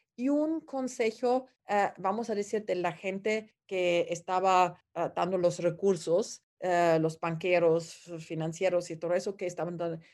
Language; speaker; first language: Spanish; non-native, fluent; German